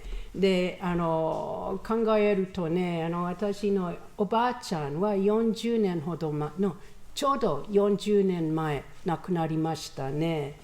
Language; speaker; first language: Japanese; non-native, learner; English